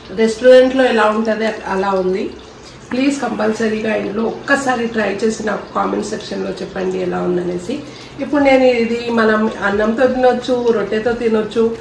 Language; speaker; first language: Telugu; non-native, local second language; Urdu